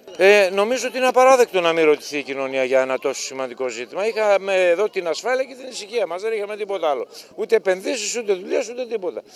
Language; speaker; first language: Greek; native; Greek